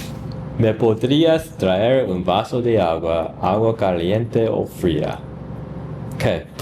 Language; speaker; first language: Spanish; non-native, learner; English